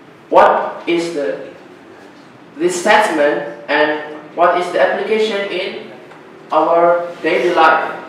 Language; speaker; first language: English; non-native, learner; Indonesian